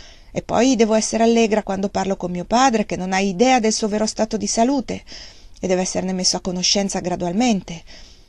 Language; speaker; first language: Italian; native; Italian